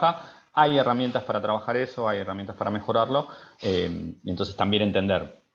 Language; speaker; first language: Spanish; native; Spanish